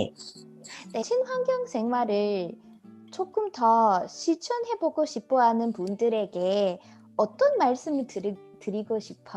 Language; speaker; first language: Korean; non-native, fluent; English